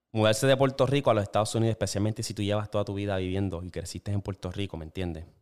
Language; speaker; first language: Spanish; native; Spanish